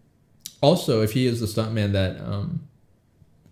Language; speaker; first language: English; native; English